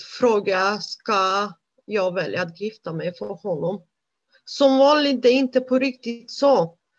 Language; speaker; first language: Swedish; non-native, fluent; Romany